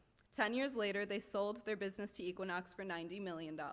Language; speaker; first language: English; native; English